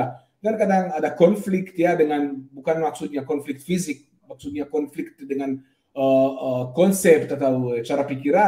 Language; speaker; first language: Indonesian; non-native, fluent; Hebrew